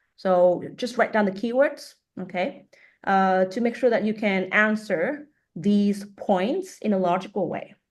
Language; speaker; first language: English; non-native, fluent; Vietnamese